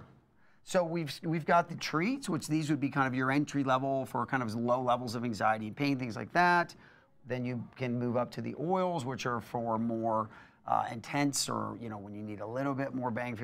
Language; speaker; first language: English; native; English